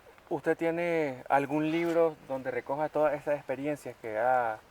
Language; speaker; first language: Spanish; native; Spanish